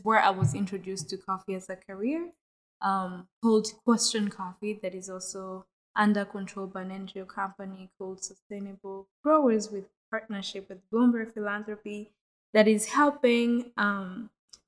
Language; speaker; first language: English; non-native, local second language; Kinyarwanda